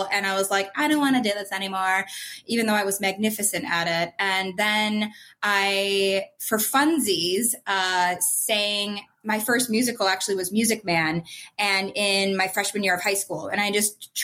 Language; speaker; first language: English; native; English